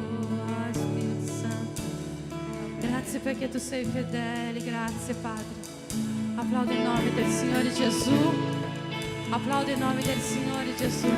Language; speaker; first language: Italian; non-native, fluent; Portuguese